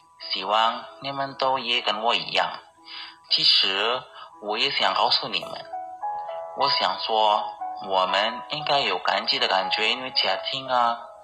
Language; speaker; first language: Chinese; non-native, learner; Indonesian